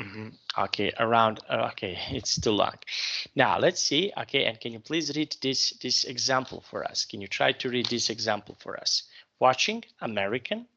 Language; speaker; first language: English; non-native, fluent; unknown